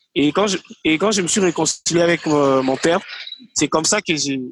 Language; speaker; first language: French; non-native, local second language; Lingala